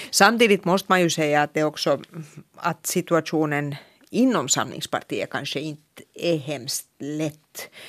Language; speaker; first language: Swedish; native; Swedish